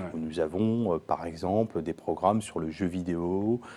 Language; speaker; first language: French; native; French